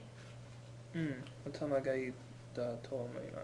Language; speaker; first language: Japanese; non-native, learner; English